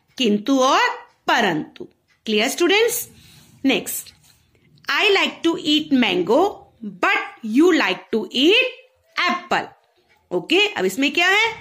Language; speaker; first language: Hindi; native; Hindi